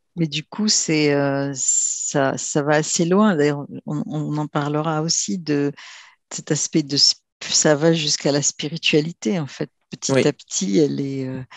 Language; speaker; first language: French; non-native, local second language; Arabic